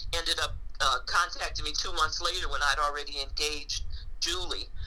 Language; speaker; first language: English; native; English